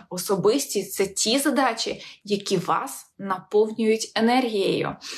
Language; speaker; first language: Ukrainian; non-native, local second language; Russian